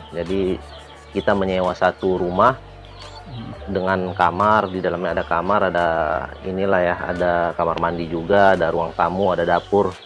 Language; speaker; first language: Indonesian; native; Indonesian